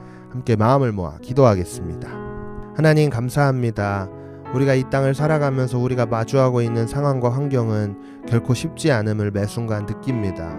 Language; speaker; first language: Korean; native; Korean